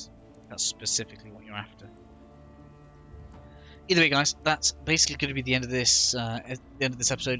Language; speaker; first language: English; native; English